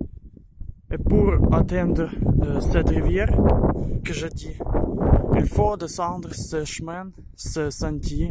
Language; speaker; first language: French; non-native, learner; Ukrainian